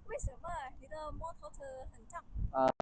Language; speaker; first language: Chinese; non-native, learner; Indonesian